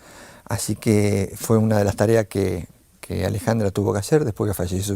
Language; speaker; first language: Spanish; native; Spanish